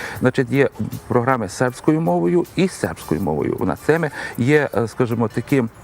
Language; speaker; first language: Ukrainian; early bilingual, heritage; Ukrainian